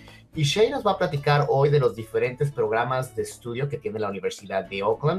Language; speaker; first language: Spanish; native; Spanish